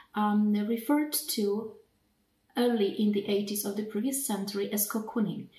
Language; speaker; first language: English; non-native, fluent; Polish